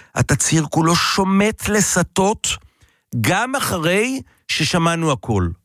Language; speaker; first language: Hebrew; native; Hebrew